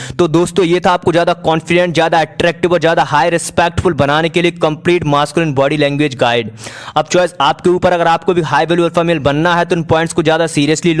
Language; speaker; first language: Hindi; native; Hindi